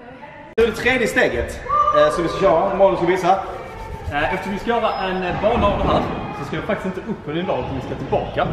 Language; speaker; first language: Swedish; native; Swedish